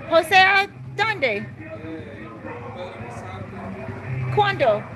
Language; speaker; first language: Spanish; non-native, learner; English